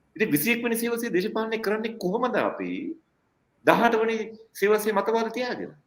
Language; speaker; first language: Sinhala; non-native, local second language; Tamil